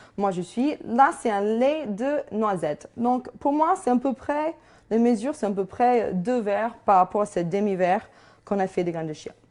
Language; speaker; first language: French; non-native, fluent; English